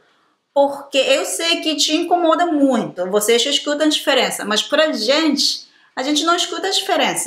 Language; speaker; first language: Portuguese; non-native, fluent; Japanese